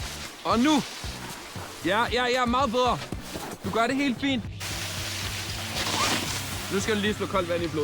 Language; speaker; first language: Danish; native; Danish